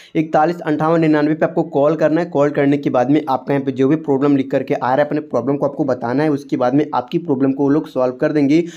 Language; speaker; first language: Hindi; native; Hindi